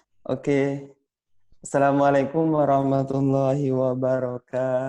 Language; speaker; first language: Indonesian; non-native, fluent; Thai